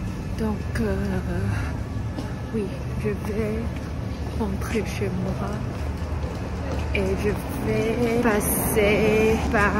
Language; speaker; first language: French; non-native, learner; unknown